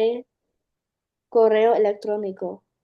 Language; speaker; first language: Spanish; non-native, learner; English